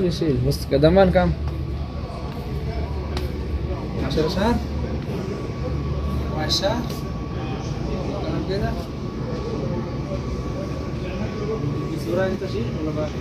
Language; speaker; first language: Arabic; non-native, learner; Bangla